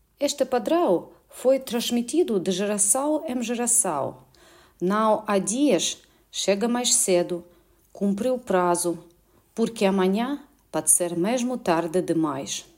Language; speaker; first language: Portuguese; non-native, fluent; Russian